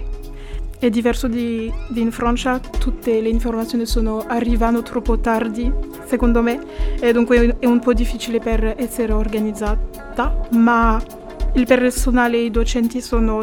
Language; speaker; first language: Italian; non-native, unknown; French